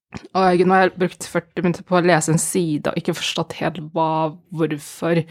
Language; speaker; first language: Norwegian; non-native, fluent; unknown